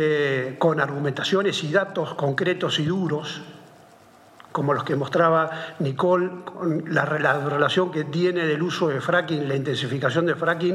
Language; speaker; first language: Spanish; native; Spanish